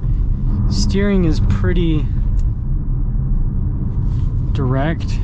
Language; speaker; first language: English; native; English